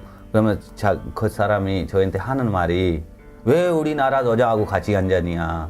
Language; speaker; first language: Korean; non-native, learner; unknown